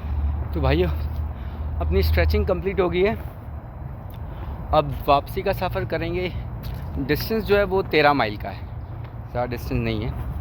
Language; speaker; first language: Hindi; native; Hindi